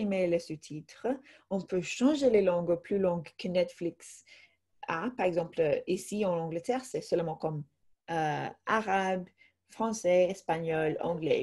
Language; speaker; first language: French; non-native, fluent; English